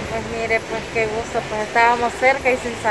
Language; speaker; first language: Spanish; native; Spanish